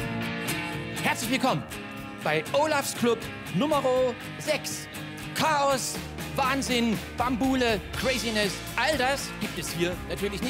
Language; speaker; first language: German; native; German